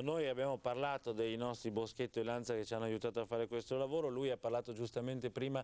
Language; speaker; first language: Italian; native; Italian